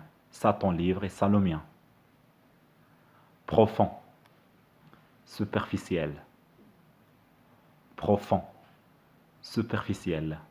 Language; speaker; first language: French; non-native, fluent; Arabic